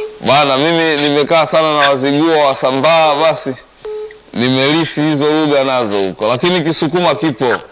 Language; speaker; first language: Swahili; native; Swahili